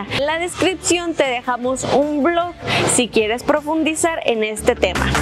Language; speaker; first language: Spanish; native; Spanish